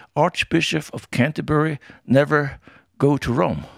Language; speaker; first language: English; non-native, fluent; German